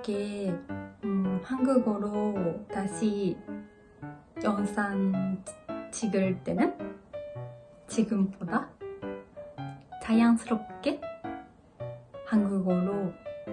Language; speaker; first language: Korean; non-native, learner; Japanese